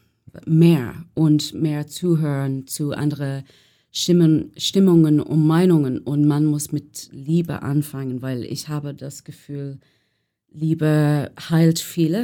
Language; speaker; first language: German; non-native, learner; English